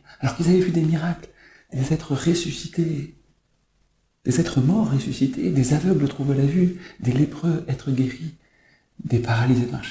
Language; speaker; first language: French; native; French